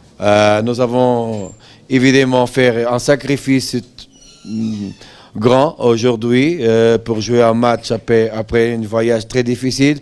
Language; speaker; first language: French; non-native, fluent; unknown